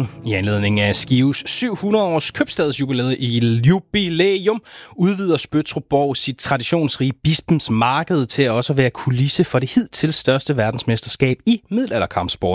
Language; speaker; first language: Danish; native; Danish